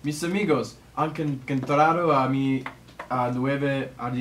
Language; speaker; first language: Spanish; non-native, learner; English